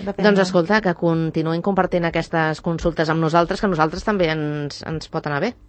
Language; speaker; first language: Catalan; native; Catalan